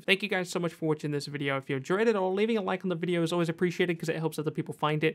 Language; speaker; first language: English; native; English